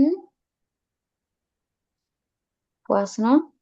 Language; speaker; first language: German; non-native, learner; Indonesian